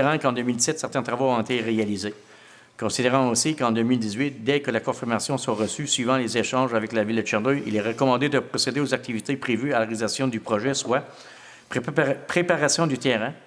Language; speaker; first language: French; native; French